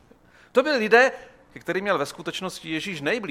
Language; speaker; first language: Czech; native; Czech